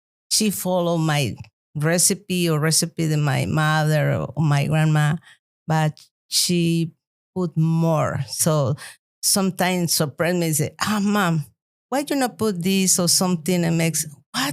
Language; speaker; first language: English; non-native, learner; Spanish